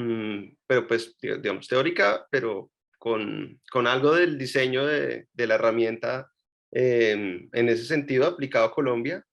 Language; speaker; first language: Spanish; native; Spanish